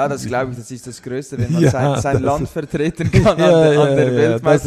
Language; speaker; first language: German; native; German